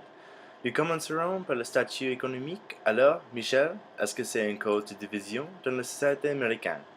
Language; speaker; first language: French; non-native, learner; English